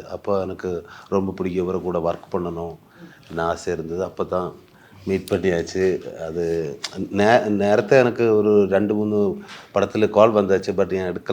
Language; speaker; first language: Tamil; non-native, learner; Malayalam